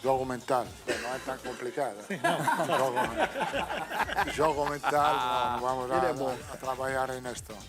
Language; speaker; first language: Portuguese; non-native, fluent; Italian